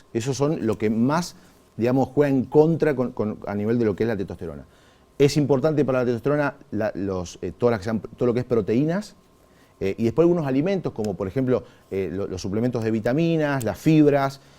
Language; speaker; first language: Spanish; native; Spanish